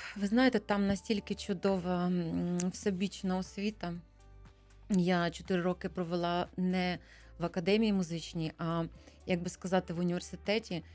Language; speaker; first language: Ukrainian; early bilingual, heritage; Ukrainian